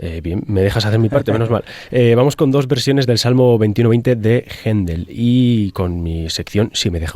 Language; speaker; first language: Spanish; native; Spanish